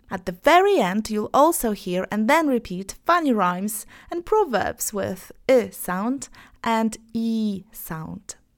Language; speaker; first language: English; non-native, fluent; Polish